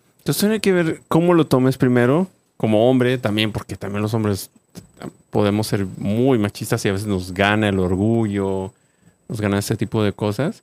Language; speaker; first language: Spanish; native; Spanish